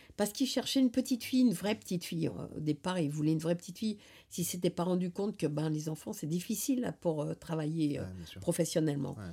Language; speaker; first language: French; native; French